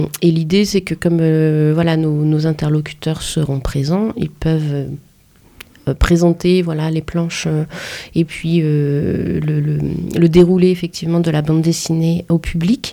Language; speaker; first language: French; native; French